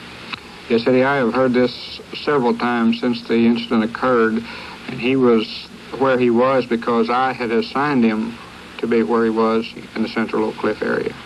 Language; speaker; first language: English; native; English